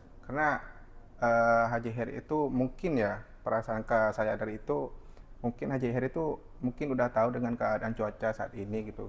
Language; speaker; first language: Indonesian; non-native, local second language; Madurese